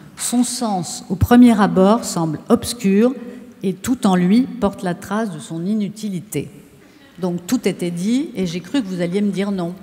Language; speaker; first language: French; native; French